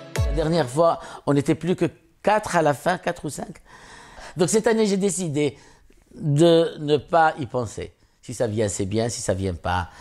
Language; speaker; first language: French; non-native, local second language; Arabic